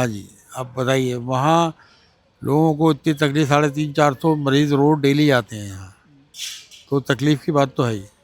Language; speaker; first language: Hindi; native; Hindi